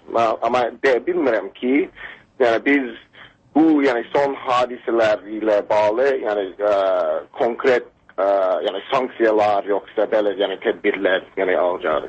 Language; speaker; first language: Turkish; non-native, fluent; English